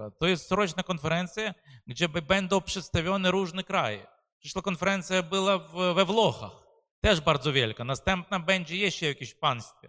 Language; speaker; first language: Polish; non-native, fluent; Ukrainian